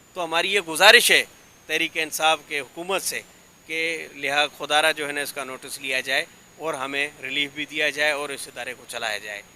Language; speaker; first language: Urdu; non-native, local second language; Sindhi